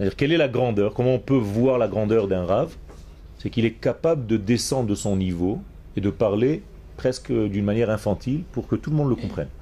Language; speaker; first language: French; non-native, fluent; Hebrew